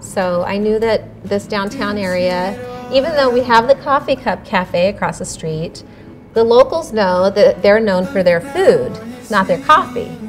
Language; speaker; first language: English; native; English